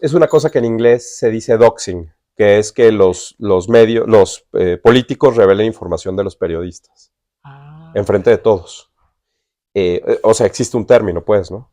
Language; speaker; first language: Spanish; native; Spanish